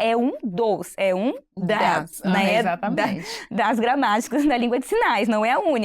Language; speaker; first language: Portuguese; native; Portuguese